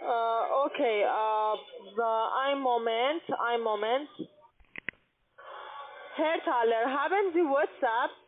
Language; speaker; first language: German; non-native, learner; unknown